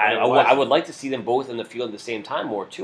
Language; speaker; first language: English; native; English